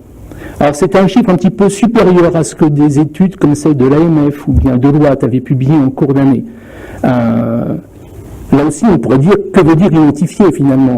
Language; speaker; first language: French; native; French